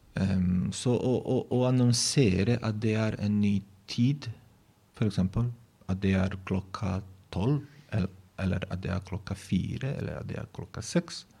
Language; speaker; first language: Norwegian; non-native, fluent; Bosnian